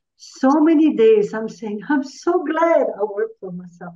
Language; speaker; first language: English; non-native, fluent; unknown